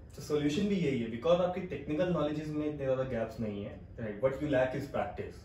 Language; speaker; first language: Hindi; non-native, local second language; Punjabi